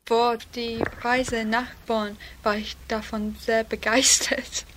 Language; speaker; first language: German; non-native, learner; English